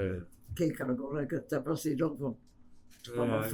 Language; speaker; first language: Portuguese; non-native, fluent; English